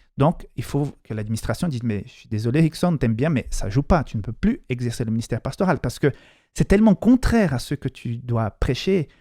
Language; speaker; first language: French; non-native, fluent; Portuguese